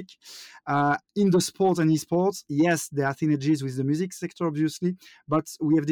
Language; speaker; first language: English; non-native, fluent; French